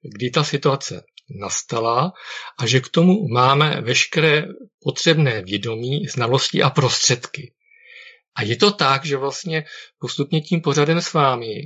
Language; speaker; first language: Czech; native; Czech